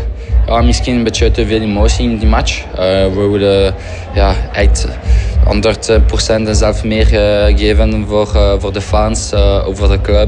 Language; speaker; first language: Dutch; non-native, fluent; French